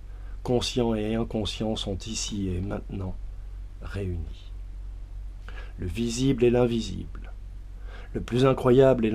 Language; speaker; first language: French; native; French